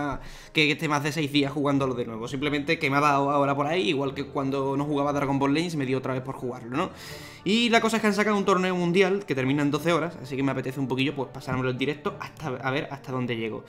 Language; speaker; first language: Spanish; native; Spanish